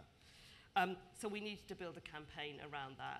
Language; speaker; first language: English; native; English